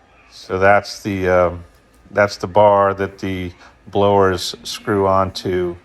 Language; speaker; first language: English; native; English